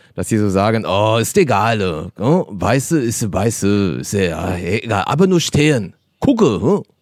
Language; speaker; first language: German; native; German